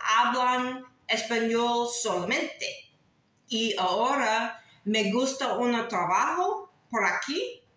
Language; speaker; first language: Spanish; non-native, learner; English